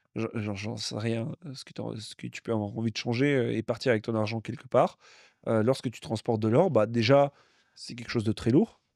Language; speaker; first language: French; non-native, fluent; Russian